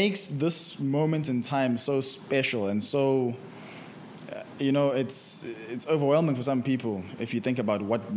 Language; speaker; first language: English; non-native, local second language; Zulu